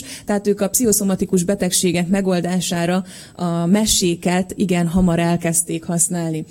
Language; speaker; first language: Hungarian; native; Hungarian